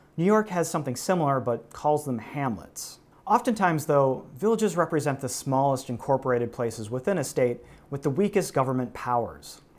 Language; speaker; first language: English; native; English